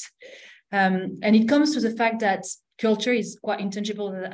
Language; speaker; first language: English; non-native, fluent; French